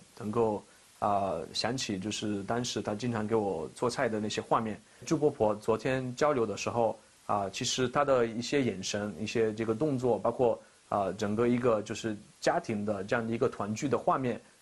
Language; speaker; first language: Chinese; non-native, fluent; Italian